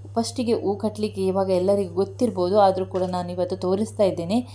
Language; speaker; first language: Kannada; non-native, local second language; Tulu